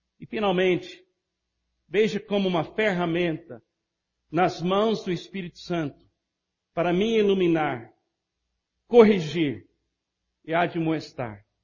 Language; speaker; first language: Portuguese; non-native, fluent; English